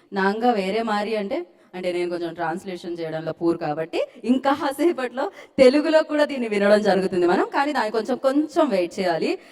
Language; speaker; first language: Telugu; native; Telugu